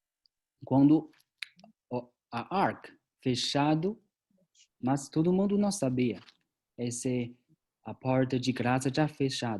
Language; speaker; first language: Portuguese; non-native, learner; Chinese